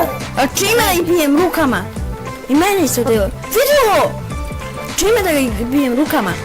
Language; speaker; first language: Bosnian; native; Bosnian